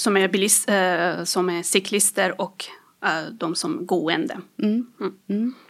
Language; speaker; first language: Swedish; non-native, fluent; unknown